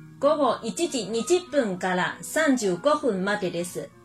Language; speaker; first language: Japanese; non-native, fluent; Chinese